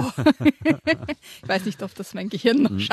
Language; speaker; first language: German; native; German